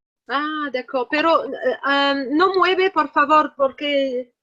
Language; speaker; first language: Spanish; non-native, learner; French